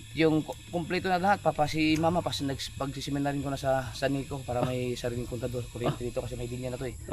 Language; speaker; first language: Filipino; non-native, local second language; Cebuano